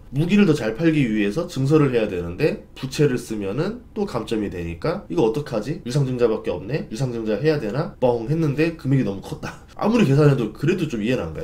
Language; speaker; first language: Korean; native; Korean